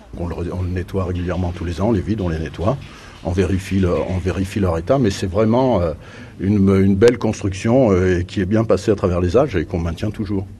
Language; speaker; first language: French; native; French